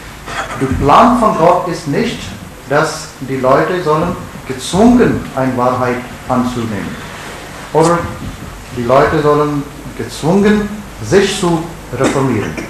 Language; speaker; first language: German; non-native, learner; Urdu